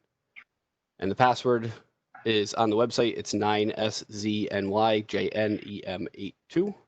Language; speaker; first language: English; native; English